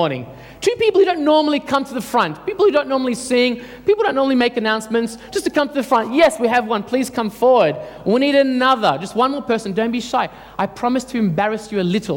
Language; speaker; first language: English; early bilingual, other home language; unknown